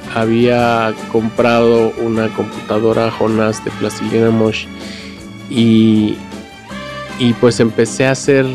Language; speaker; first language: Spanish; native; Spanish